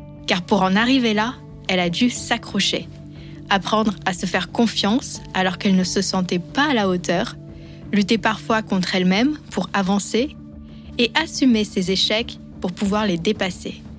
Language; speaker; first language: French; native; French